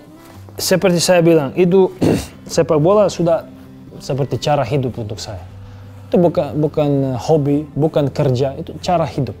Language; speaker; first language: Indonesian; non-native, fluent; Serbian